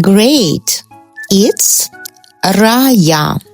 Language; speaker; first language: English; non-native, fluent; Russian